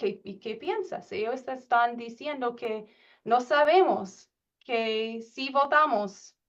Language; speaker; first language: Spanish; non-native, learner; English